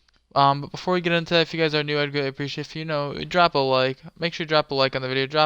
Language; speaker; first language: English; native; English